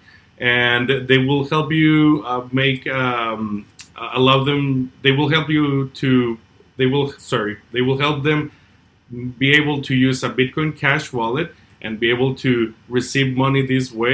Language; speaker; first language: English; non-native, fluent; Spanish